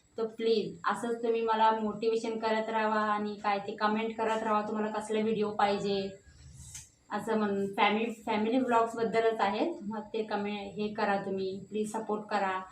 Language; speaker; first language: Marathi; non-native, local second language; Hindi